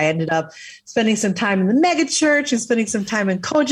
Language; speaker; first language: English; native; English